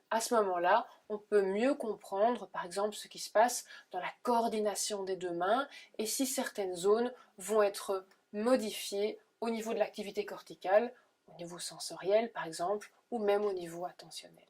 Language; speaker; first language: French; native; French